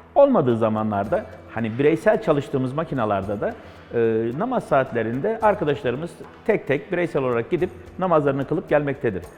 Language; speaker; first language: Turkish; native; Turkish